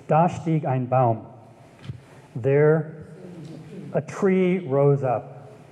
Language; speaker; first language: German; non-native, fluent; English